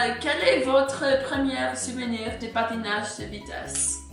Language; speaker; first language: French; non-native, learner; English